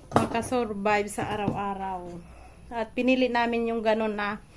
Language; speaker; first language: Filipino; non-native, local second language; Bikol